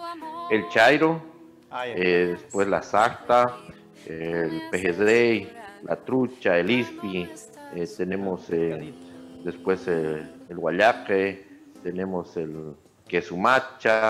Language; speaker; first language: Spanish; native; Spanish